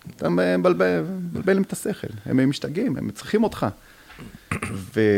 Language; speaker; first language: Hebrew; early bilingual, other home language; French